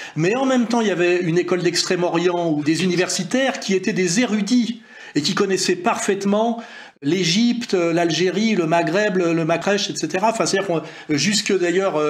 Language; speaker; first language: French; native; French